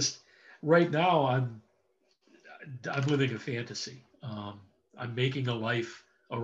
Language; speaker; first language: English; native; English